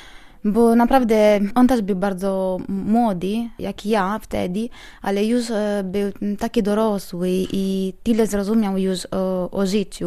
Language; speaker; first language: Polish; non-native, learner; Italian